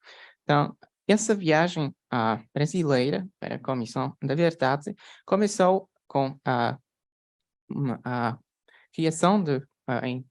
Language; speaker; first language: Portuguese; non-native, fluent; Polish